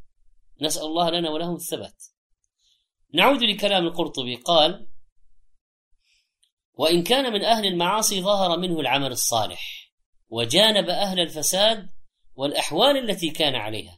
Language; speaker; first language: Arabic; native; Arabic